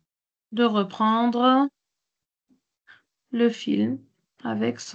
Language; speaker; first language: French; non-native, local second language; Arabic